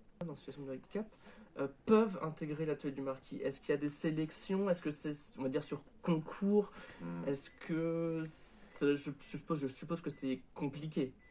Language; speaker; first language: French; native; French